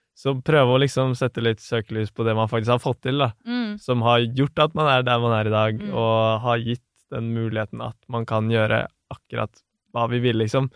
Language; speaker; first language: Norwegian; native; Norwegian